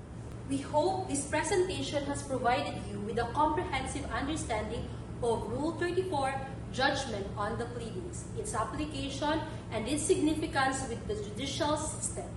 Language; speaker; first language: English; non-native, local second language; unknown